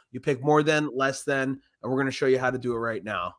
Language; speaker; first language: English; native; English